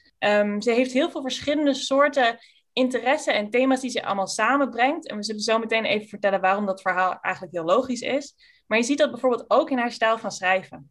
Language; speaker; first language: Dutch; native; Dutch